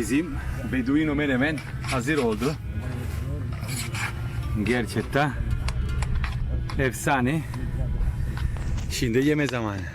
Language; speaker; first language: Turkish; non-native, learner; Italian